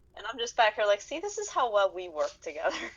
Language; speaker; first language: English; native; English